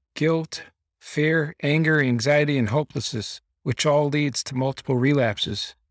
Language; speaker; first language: English; native; English